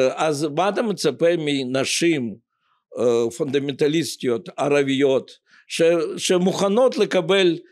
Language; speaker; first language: Hebrew; non-native, fluent; Ukrainian